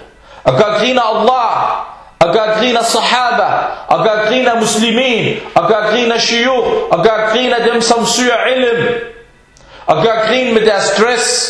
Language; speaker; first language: Danish; early bilingual, other home language; Arabic